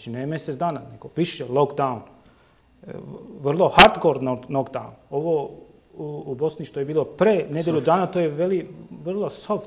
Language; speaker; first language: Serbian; non-native, local second language; Turkish